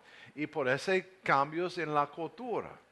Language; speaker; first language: Spanish; non-native, learner; English